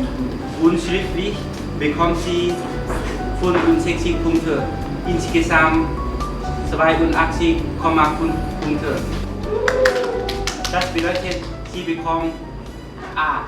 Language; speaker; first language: German; non-native, learner; Lao